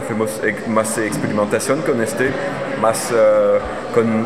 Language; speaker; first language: Spanish; non-native, learner; French